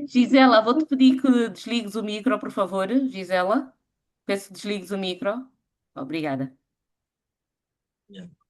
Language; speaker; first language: Portuguese; native; Portuguese